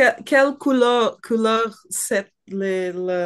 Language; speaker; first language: French; non-native, learner; Portuguese